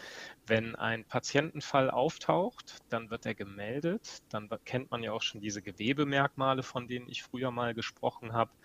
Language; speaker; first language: German; native; German